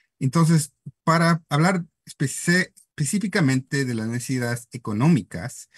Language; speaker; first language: Spanish; non-native, fluent; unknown